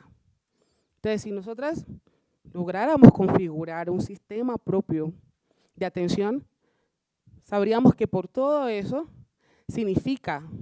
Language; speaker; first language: Spanish; native; Spanish